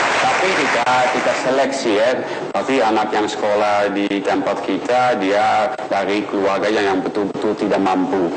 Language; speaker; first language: Indonesian; non-native, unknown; Dutch